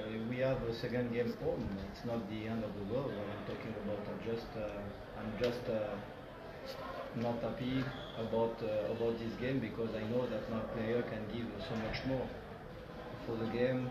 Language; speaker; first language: English; non-native, fluent; French